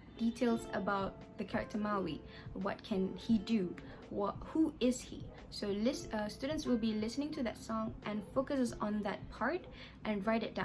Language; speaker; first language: English; non-native, local second language; Malay